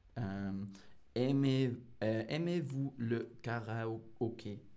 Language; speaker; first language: French; non-native, learner; English